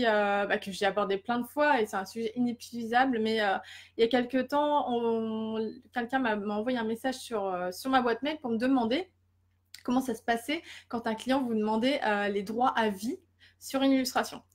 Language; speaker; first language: French; native; French